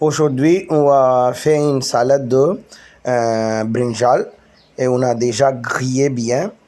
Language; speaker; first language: French; non-native, learner; Tamil